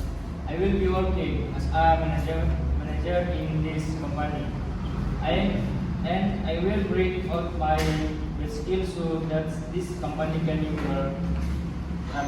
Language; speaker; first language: English; non-native, learner; Indonesian